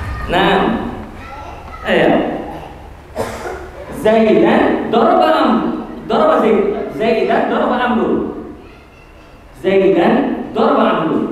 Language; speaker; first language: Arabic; non-native, fluent; Indonesian